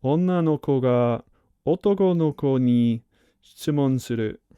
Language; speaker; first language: Japanese; non-native, learner; English